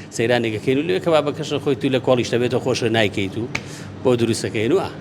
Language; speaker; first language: Central Kurdish; non-native, local second language; Gurani